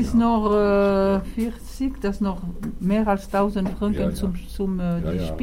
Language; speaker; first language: German; non-native, local second language; French